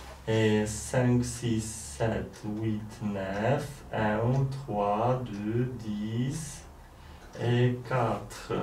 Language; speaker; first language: French; non-native, learner; Polish